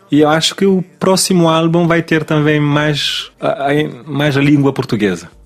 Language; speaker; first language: Portuguese; non-native, local second language; Kabuverdianu